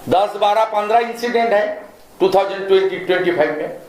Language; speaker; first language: Hindi; non-native, local second language; Bangla